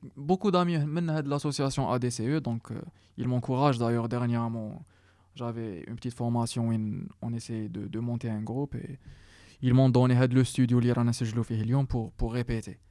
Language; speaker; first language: French; non-native, local second language; Arabic